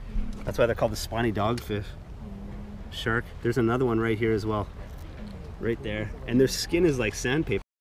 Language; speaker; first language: English; native; English